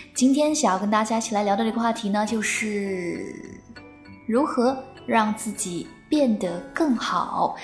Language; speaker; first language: Chinese; native; Chinese